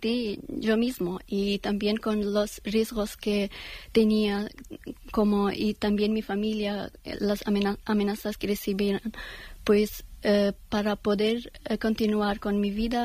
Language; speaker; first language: Spanish; non-native, learner; Persian